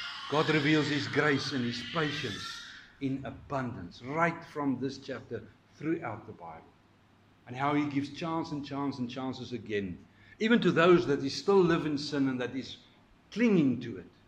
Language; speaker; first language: English; non-native, local second language; Afrikaans